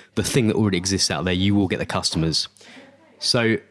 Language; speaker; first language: English; native; English